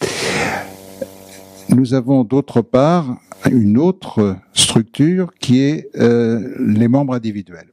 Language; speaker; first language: French; native; French